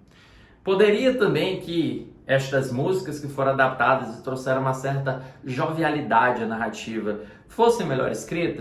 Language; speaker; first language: Portuguese; native; Portuguese